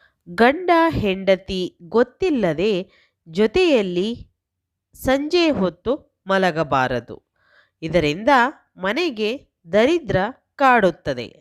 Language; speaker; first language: Kannada; native; Kannada